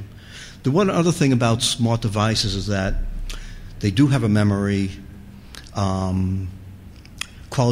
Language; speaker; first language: English; native; English